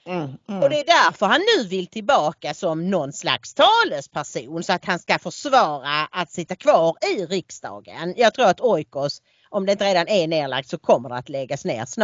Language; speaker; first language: Swedish; native; Swedish